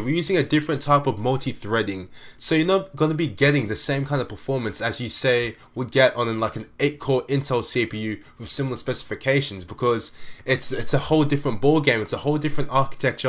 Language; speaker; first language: English; native; English